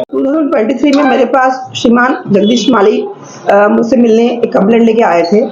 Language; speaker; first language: Hindi; non-native, local second language; Marathi